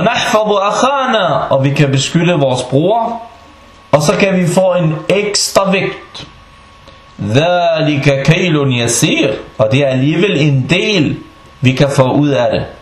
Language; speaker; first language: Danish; non-native, fluent; Arabic